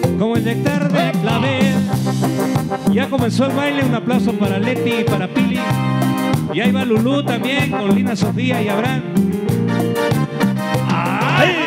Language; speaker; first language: Spanish; native; Spanish